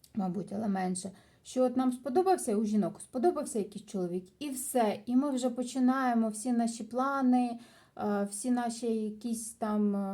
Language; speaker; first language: Ukrainian; native; Ukrainian